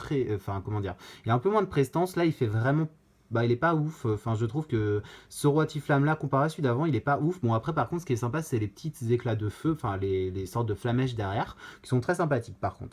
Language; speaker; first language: French; native; French